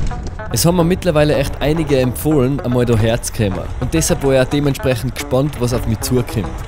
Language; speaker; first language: German; native; German